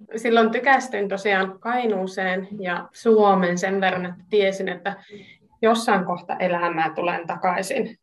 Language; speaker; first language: Finnish; non-native, fluent; Hungarian